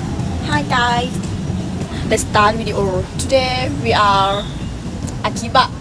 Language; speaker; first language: English; non-native, learner; Thai